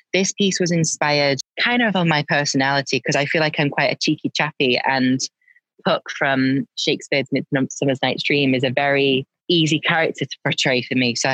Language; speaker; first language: English; native; English